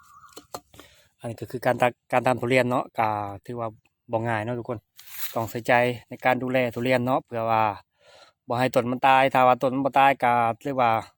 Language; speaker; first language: Thai; non-native, local second language; Lao